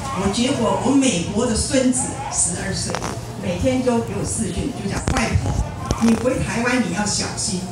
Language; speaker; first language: Chinese; non-native, local second language; Hakka Chinese